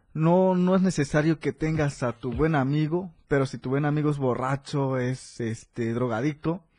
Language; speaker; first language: Spanish; native; Spanish